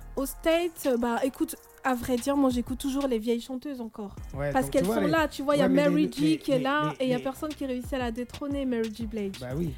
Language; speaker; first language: French; native; French